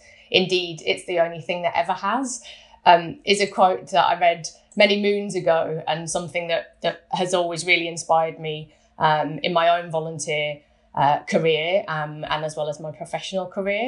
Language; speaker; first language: English; native; English